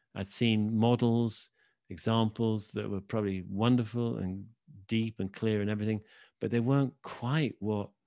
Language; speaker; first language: English; native; English